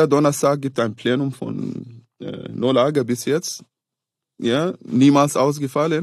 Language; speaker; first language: German; non-native, fluent; Arabic